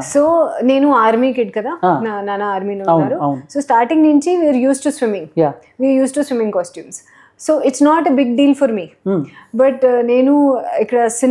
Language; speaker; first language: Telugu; non-native, learner; Hindi